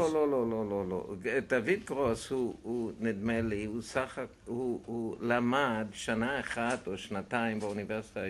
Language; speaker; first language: Hebrew; non-native, fluent; German